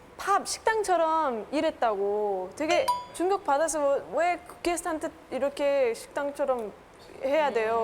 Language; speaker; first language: Korean; non-native, fluent; German